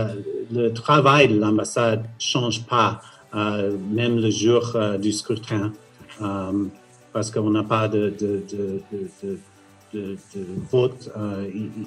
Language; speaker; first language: French; non-native, fluent; English